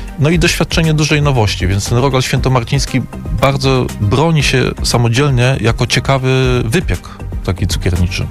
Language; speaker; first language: Polish; native; Polish